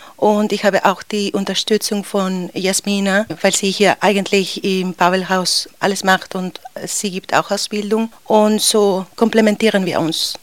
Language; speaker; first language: German; non-native, fluent; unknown